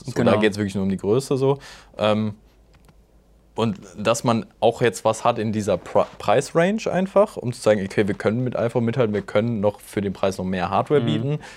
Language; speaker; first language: German; native; German